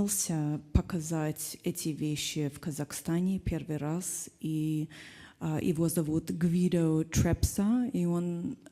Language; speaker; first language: Russian; non-native, fluent; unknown